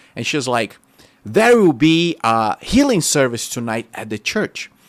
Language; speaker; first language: English; non-native, fluent; Portuguese